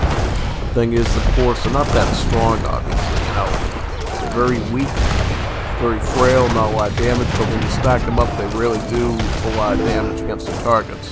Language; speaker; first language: English; native; English